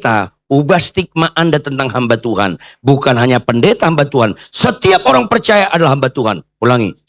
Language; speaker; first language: Indonesian; native; Indonesian